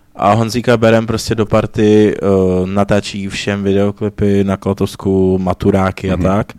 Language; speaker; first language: Czech; native; Czech